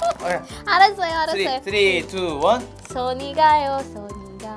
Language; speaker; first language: Korean; non-native, learner; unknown